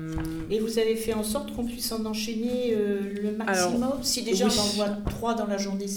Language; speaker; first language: French; native; French